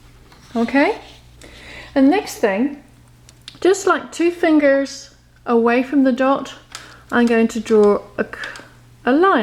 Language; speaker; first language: English; native; English